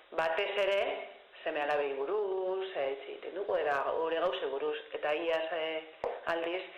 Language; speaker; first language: Basque; non-native, local second language; Spanish